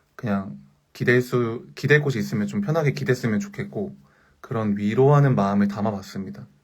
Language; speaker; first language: Korean; native; Korean